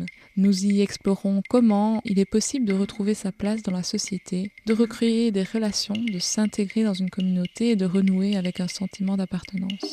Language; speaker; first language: French; native; French